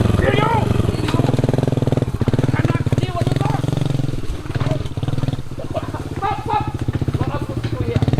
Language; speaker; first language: English; non-native, learner; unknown